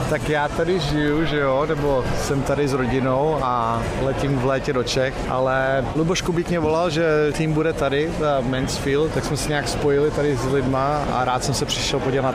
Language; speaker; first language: Czech; native; Czech